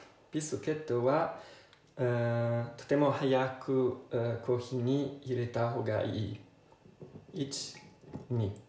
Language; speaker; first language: Japanese; non-native, learner; Italian